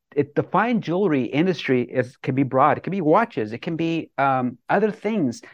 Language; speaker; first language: English; native; English